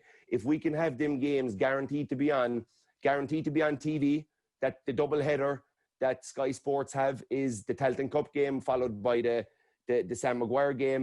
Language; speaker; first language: English; native; English